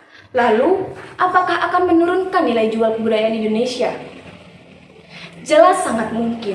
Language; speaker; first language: Indonesian; native; Indonesian